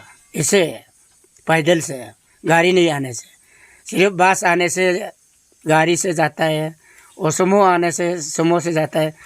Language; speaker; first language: Hindi; non-native, local second language; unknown